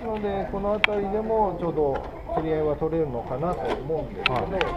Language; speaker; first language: Japanese; native; Japanese